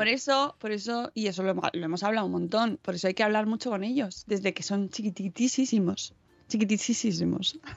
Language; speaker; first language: Spanish; native; Spanish